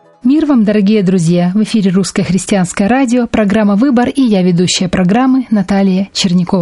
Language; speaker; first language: Russian; native; Russian